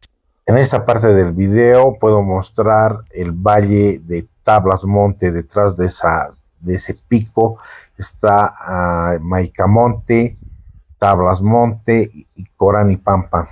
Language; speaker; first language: Spanish; native; Spanish